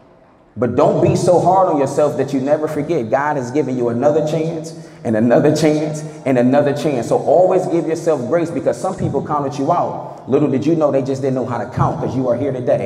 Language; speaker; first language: English; native; English